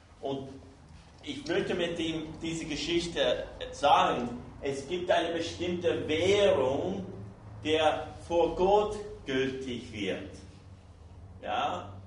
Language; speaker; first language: German; non-native, fluent; English